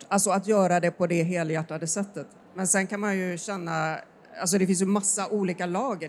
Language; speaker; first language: Swedish; native; Swedish